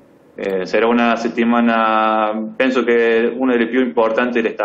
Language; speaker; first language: Italian; non-native, fluent; Spanish